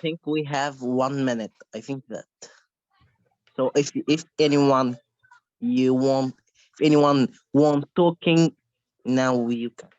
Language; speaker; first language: English; non-native, learner; Spanish